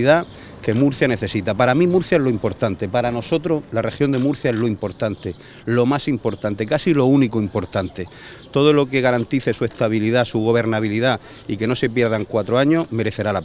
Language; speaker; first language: Spanish; native; Spanish